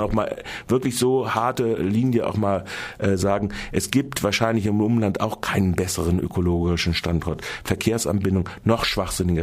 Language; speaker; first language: German; native; German